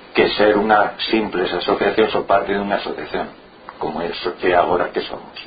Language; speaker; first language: Galician; non-native, local second language; Spanish